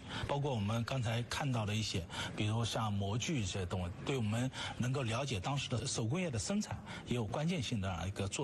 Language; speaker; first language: Chinese; native; Chinese